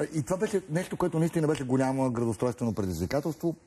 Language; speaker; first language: Bulgarian; native; Bulgarian